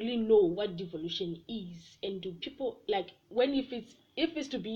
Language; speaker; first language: English; non-native, local second language; Shona